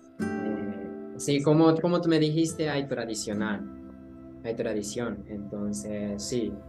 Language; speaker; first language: Spanish; non-native, learner; Japanese